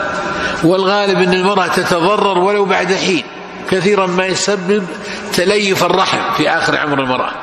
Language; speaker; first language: Arabic; native; Arabic